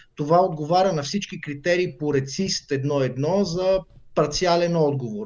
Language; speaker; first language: Bulgarian; early bilingual, other home language; Hebrew